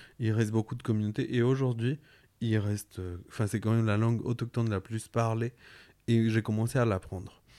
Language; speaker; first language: French; non-native, fluent; Spanish